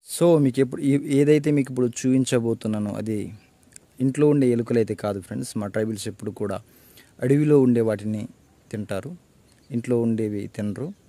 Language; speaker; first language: Telugu; non-native, local second language; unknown